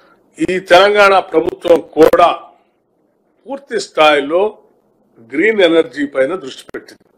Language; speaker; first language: Telugu; native; Telugu